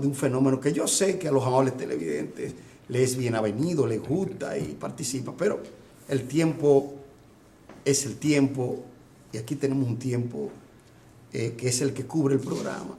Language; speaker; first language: Spanish; native; Spanish